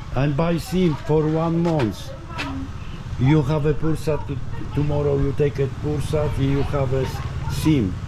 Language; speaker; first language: English; non-native, learner; Polish